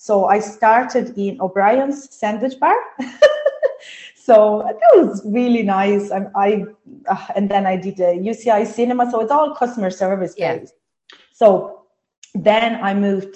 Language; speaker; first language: English; non-native, fluent; Italian